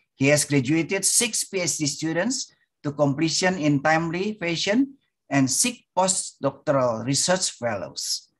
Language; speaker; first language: English; non-native, fluent; Indonesian